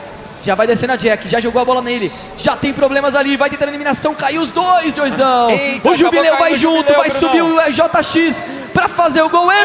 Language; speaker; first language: Portuguese; native; Portuguese